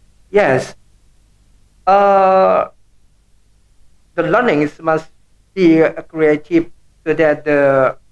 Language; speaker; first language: English; non-native, learner; Indonesian